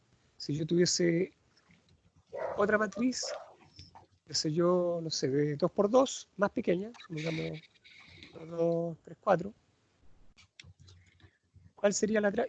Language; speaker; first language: Spanish; native; Spanish